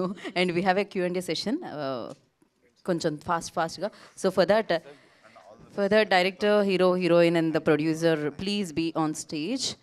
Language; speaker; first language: Telugu; native; Telugu